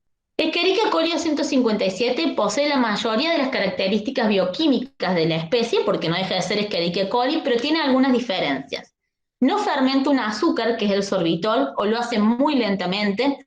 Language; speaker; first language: Spanish; native; Spanish